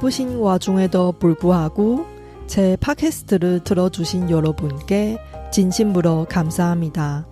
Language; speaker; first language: Korean; non-native, fluent; Chinese